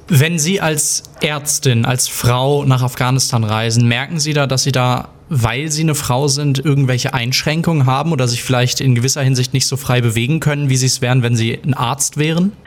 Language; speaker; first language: German; native; German